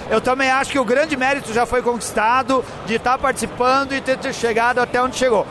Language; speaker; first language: Portuguese; native; Portuguese